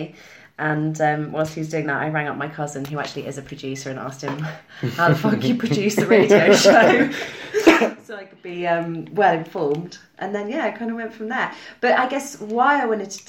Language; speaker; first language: English; native; English